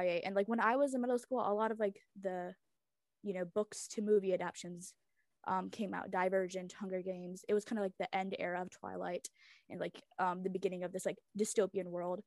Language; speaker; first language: English; early bilingual, other home language; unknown